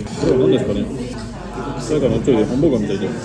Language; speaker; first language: Japanese; non-native, fluent; French